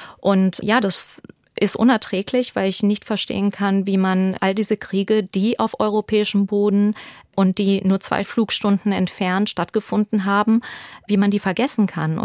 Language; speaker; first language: German; early bilingual, other home language; Albanian